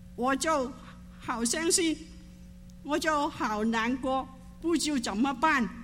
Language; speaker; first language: Chinese; non-native, local second language; Cantonese